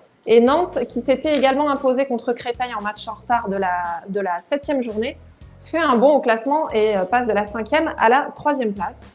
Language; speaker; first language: French; native; French